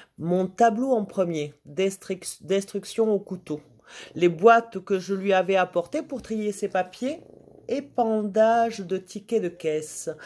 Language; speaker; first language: French; native; French